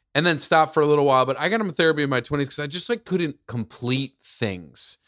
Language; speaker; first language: English; native; English